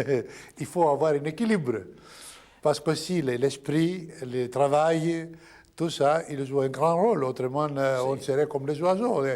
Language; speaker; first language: French; non-native, fluent; Greek